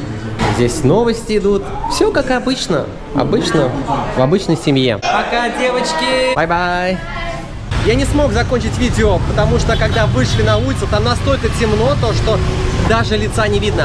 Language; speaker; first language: Russian; native; Russian